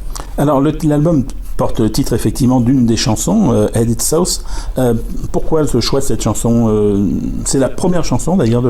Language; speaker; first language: French; native; French